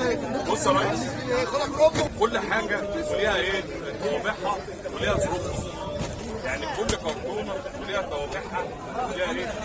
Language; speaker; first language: Arabic; native; Arabic